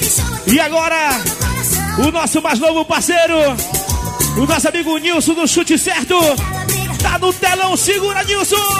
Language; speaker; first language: Portuguese; native; Portuguese